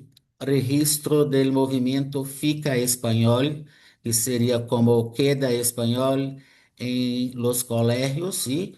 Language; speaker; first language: Spanish; non-native, fluent; Portuguese